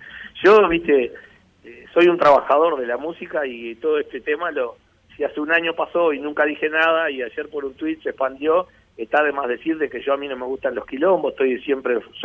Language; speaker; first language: Spanish; native; Spanish